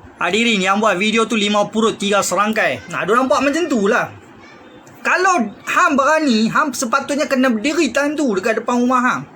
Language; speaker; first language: Malay; native; Malay